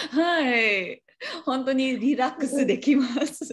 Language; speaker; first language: Japanese; non-native, learner; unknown